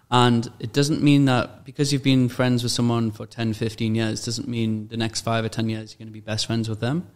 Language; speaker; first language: English; native; English